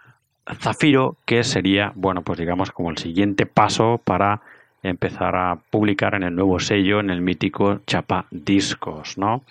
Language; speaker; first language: Spanish; native; Spanish